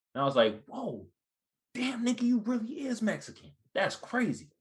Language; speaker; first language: English; native; English